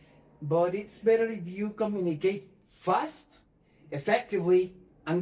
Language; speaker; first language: English; non-native, fluent; Spanish